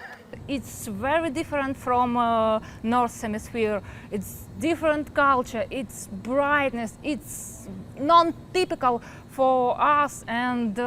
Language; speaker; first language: English; non-native, learner; Ukrainian